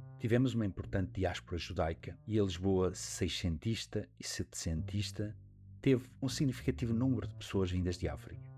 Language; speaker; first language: Portuguese; native; Portuguese